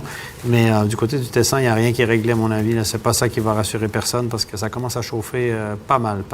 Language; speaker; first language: French; native; French